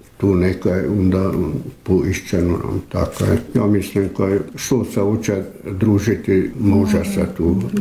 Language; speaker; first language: Serbian; early bilingual, heritage; Croatian